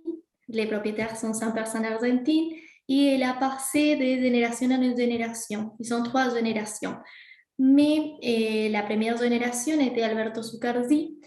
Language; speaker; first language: French; non-native, fluent; Spanish